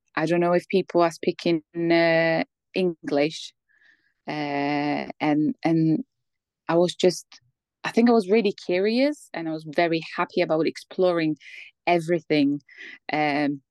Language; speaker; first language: English; non-native, fluent; Polish